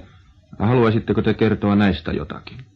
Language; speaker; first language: Finnish; native; Finnish